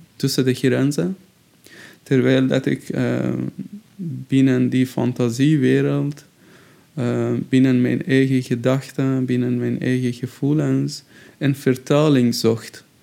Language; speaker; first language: Dutch; non-native, fluent; Persian